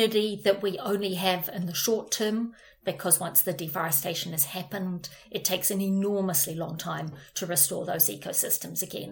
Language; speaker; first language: English; native; English